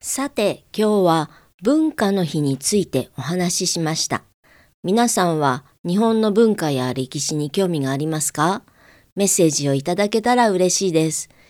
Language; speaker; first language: Japanese; native; Japanese